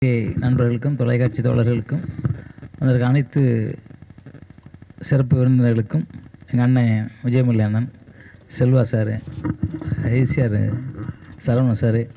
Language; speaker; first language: Tamil; native; Tamil